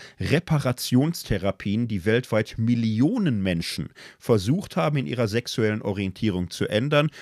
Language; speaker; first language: German; native; German